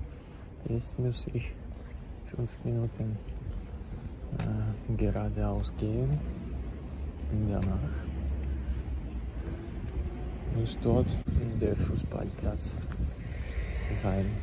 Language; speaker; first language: German; non-native, learner; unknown